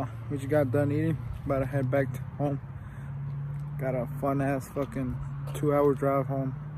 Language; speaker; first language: English; early bilingual, other home language; Spanish